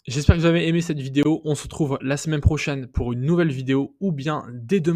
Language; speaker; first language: French; native; French